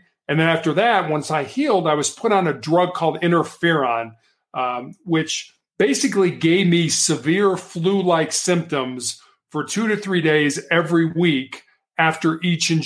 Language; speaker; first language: English; native; English